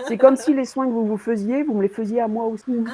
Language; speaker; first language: French; native; French